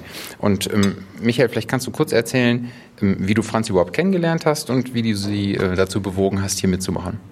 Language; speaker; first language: German; native; German